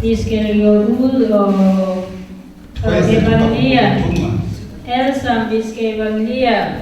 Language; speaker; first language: Danish; non-native, learner; Kinyarwanda